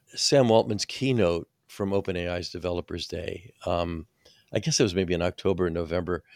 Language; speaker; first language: English; native; English